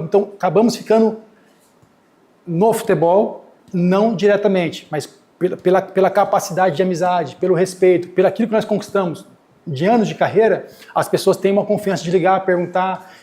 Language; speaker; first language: Portuguese; native; Portuguese